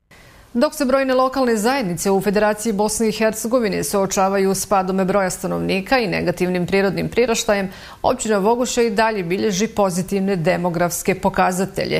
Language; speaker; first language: Serbian; native; Serbian